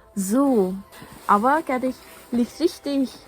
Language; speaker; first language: German; non-native, fluent; Vietnamese